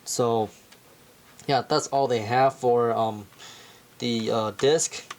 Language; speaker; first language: English; non-native, fluent; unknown